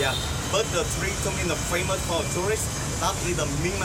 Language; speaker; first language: English; non-native, learner; Vietnamese